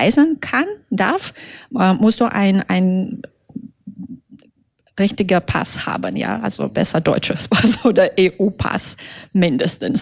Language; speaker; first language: German; non-native, fluent; Russian